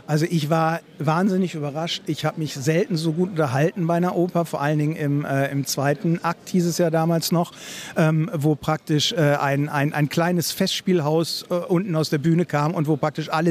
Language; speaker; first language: German; native; German